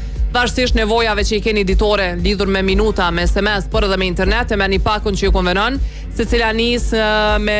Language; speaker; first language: Albanian; native; Albanian